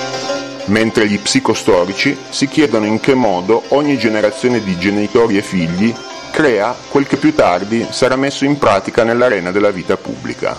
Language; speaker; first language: Italian; native; Italian